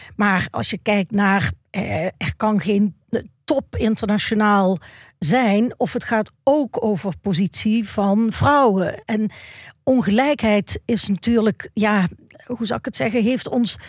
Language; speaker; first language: Dutch; native; Dutch